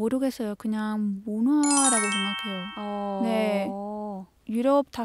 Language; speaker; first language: Korean; non-native, fluent; Spanish